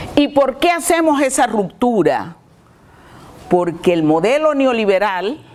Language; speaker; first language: Spanish; native; Spanish